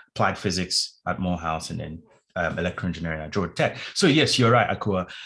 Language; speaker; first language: English; non-native, local second language; Yoruba